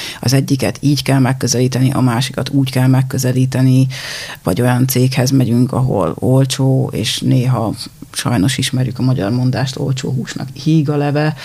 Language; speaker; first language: Hungarian; native; Hungarian